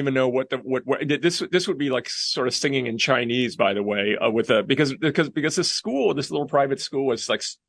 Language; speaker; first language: English; non-native, local second language; Cantonese